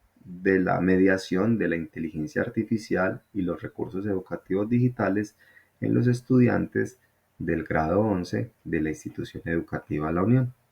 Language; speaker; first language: Spanish; native; Spanish